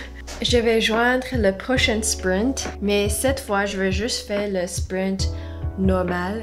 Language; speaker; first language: French; non-native, learner; English